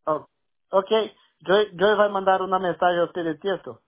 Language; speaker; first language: Spanish; non-native, learner; Portuguese